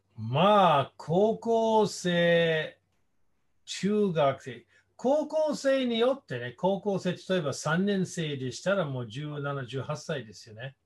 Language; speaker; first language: Japanese; non-native, fluent; English